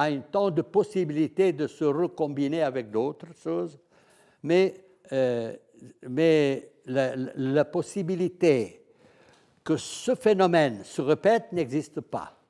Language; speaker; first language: French; non-native, fluent; Italian